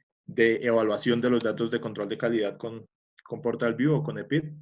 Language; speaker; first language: Spanish; native; Spanish